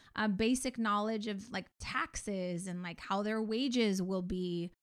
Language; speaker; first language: English; native; English